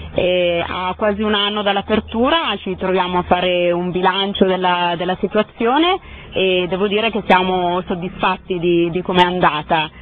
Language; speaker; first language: Italian; native; Italian